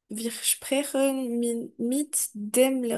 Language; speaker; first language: German; non-native, learner; French